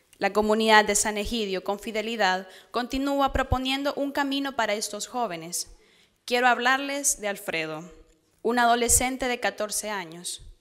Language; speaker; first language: Spanish; native; Spanish